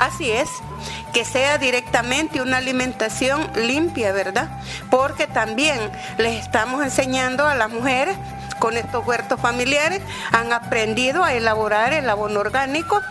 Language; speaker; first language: Spanish; native; Spanish